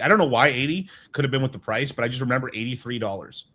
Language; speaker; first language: English; native; English